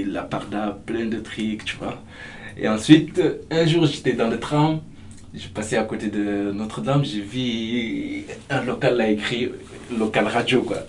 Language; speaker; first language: French; non-native, local second language; Fula